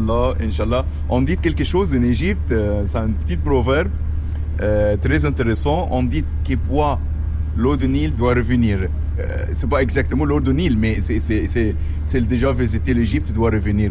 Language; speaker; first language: French; non-native, fluent; Arabic